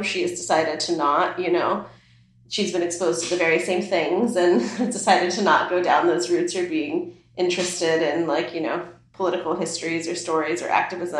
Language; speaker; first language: English; early bilingual, other home language; Persian